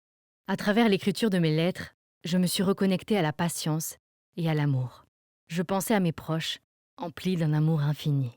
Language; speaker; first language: French; native; French